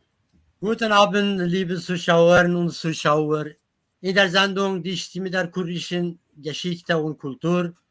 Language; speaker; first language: German; non-native, learner; Kurdish